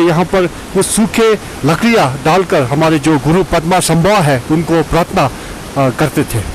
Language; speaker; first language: Hindi; native; Hindi